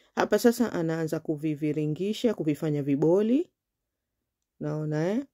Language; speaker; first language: Swahili; native; Swahili